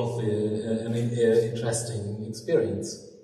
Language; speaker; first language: English; non-native, fluent; German